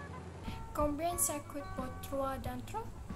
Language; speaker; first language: French; non-native, learner; Malay